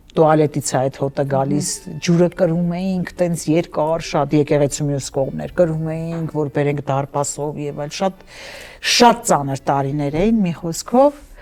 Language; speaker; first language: Armenian; native; Armenian